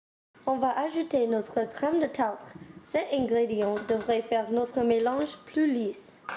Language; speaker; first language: French; non-native, learner; English